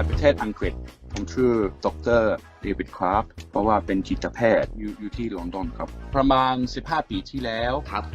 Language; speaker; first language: Thai; non-native, fluent; English